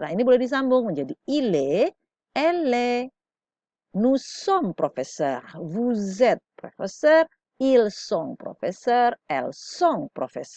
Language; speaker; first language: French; non-native, fluent; Indonesian